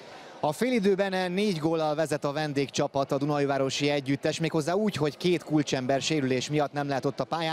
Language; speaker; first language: Hungarian; native; Hungarian